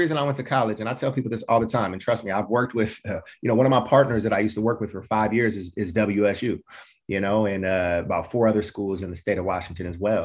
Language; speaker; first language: English; native; English